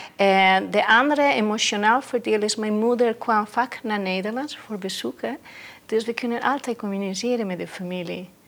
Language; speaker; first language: Dutch; non-native, learner; Spanish